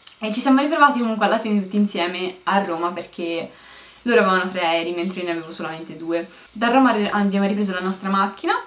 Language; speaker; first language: Italian; native; Italian